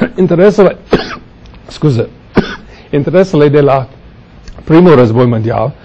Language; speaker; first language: Romanian; non-native, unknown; English